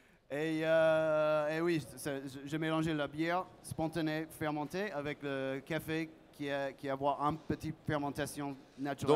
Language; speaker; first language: French; non-native, learner; English